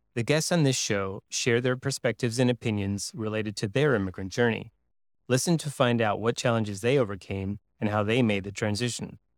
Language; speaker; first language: English; native; English